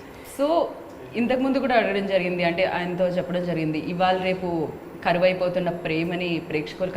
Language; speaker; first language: Telugu; native; Telugu